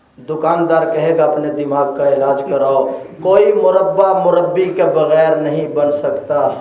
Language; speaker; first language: Urdu; non-native, local second language; Punjabi